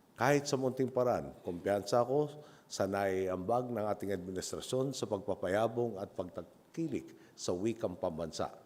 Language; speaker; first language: Filipino; native; Filipino